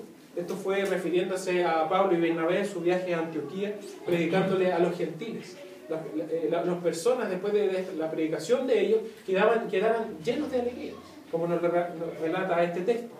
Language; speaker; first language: Spanish; native; Spanish